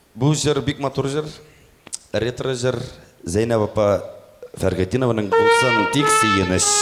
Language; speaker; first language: Tatar; native; Tatar